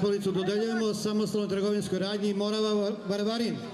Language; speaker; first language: Bosnian; native; Bosnian